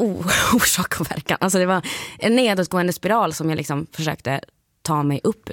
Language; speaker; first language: Swedish; native; Swedish